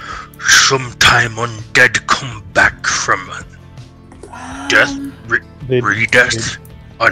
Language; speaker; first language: English; native; English